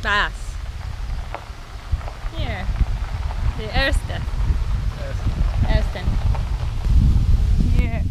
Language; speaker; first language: German; non-native, learner; English